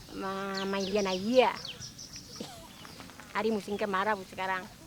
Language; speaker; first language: Indonesian; non-native, local second language; Minangkabau